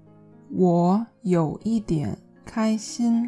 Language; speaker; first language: Chinese; non-native, learner; English